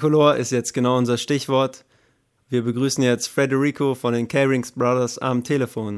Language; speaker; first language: German; native; German